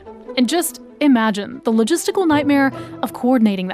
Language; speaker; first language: English; native; English